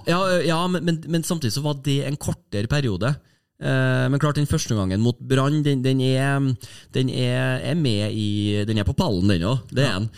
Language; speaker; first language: Norwegian; native; Norwegian